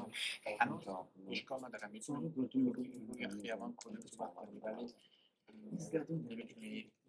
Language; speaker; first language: Persian; non-native, learner; Kurdish